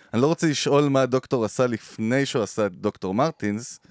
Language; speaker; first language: Hebrew; native; Hebrew